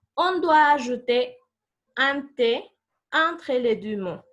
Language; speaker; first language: French; non-native, fluent; Spanish